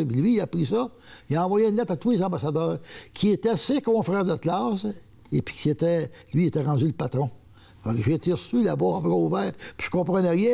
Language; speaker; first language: French; native; French